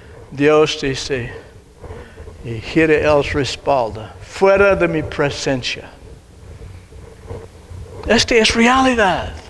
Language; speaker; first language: Spanish; non-native, learner; English